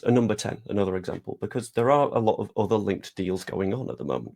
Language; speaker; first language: English; native; English